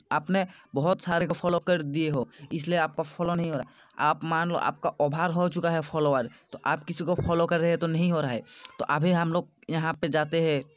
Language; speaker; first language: Hindi; non-native, local second language; Odia